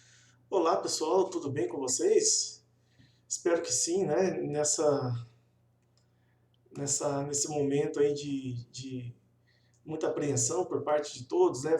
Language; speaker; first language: Portuguese; native; Portuguese